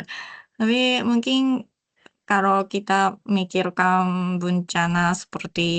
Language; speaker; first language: Indonesian; non-native, learner; Japanese